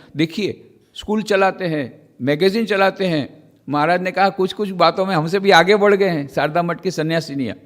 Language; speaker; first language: Hindi; non-native, local second language; Gujarati